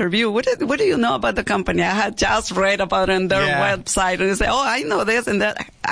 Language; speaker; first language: English; non-native, fluent; Spanish